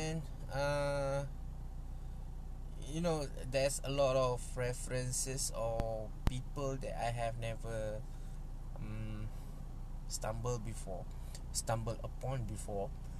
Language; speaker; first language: English; non-native, local second language; Malay